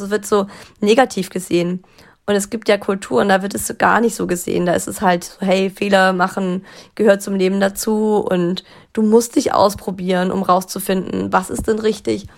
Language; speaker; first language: German; native; German